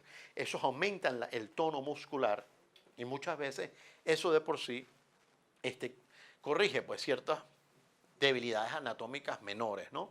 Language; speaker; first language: Spanish; native; Spanish